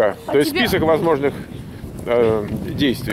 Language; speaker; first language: Russian; native; Russian